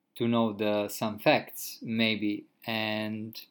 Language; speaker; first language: English; non-native, fluent; Croatian